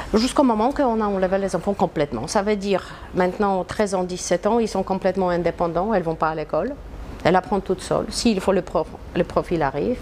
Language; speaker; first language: French; non-native, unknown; Polish